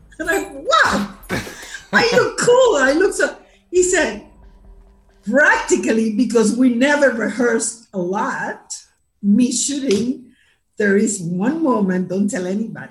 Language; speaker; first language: English; non-native, fluent; Spanish